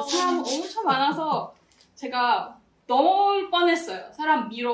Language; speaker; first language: Korean; non-native, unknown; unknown